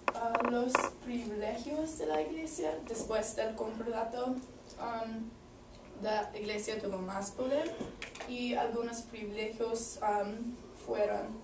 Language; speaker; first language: Spanish; non-native, learner; English